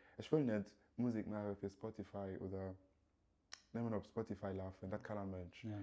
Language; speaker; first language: Luxembourgish; early bilingual, other home language; Yoruba